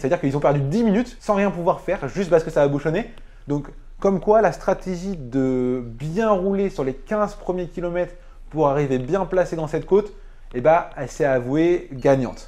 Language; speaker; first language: French; native; French